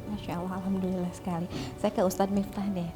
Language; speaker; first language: Indonesian; native; Indonesian